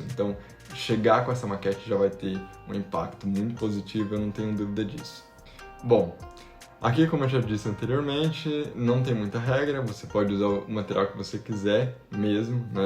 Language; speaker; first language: Portuguese; native; Portuguese